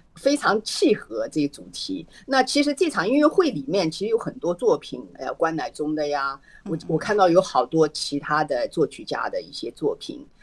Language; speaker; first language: Chinese; native; Chinese